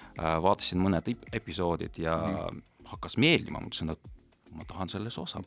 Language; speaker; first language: Estonian; non-native, local second language; Russian